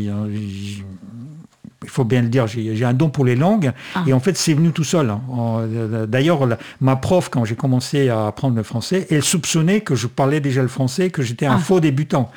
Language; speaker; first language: French; non-native, fluent; Russian